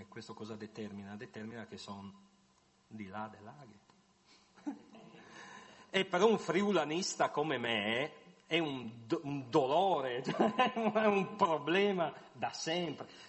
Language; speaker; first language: Italian; native; Italian